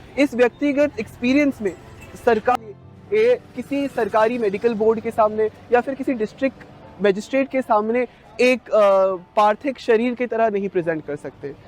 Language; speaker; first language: Hindi; non-native, local second language; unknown